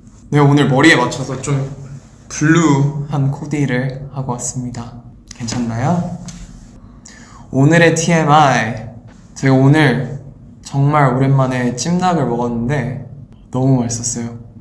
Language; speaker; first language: Korean; early bilingual, heritage; Korean